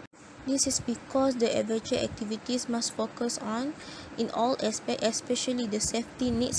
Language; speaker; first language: English; non-native, local second language; Malay